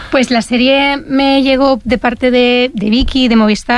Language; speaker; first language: Spanish; native; Spanish